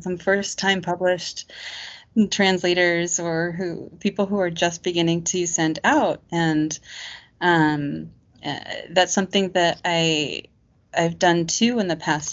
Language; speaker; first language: English; native; English